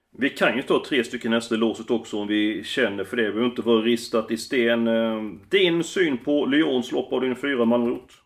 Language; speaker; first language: Swedish; native; Swedish